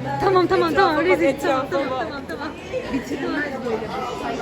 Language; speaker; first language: Turkish; native; Turkish